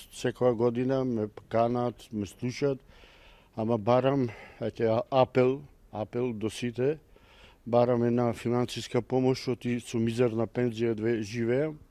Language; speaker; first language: Macedonian; native; Macedonian